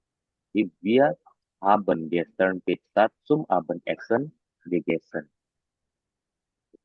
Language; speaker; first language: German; non-native, fluent; Indonesian